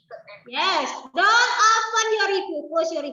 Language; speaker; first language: English; non-native, learner; Indonesian